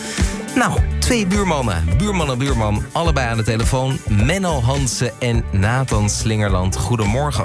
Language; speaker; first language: Dutch; native; Dutch